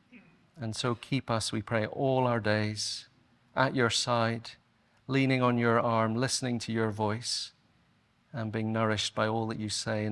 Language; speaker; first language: English; native; English